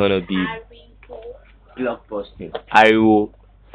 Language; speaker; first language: English; non-native, local second language; Yoruba